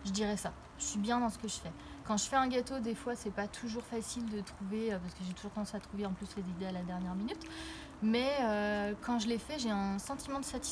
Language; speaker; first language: French; native; French